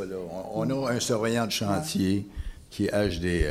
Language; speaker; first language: French; native; French